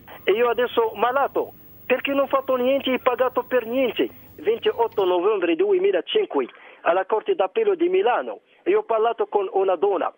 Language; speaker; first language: Italian; non-native, learner; Arabic